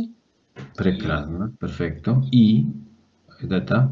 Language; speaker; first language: Russian; non-native, fluent; Spanish